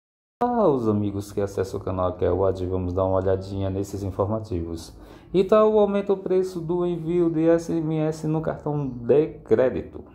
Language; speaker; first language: Portuguese; native; Portuguese